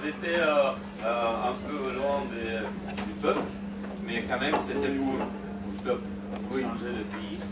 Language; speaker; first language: French; non-native, fluent; Russian